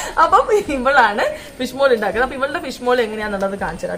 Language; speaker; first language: Malayalam; native; Malayalam